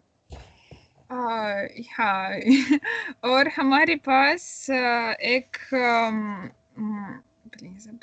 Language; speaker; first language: Hindi; non-native, learner; Russian